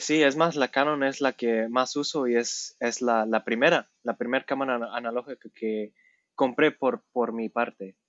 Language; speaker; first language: Spanish; early bilingual, heritage; Spanish